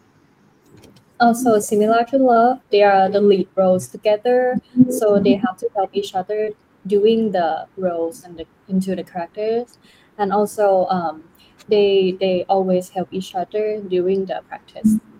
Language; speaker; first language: English; non-native, fluent; Thai